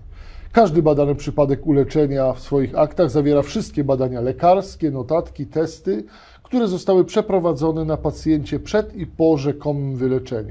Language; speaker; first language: Polish; native; Polish